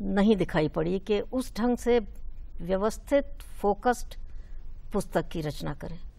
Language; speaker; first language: Hindi; native; Hindi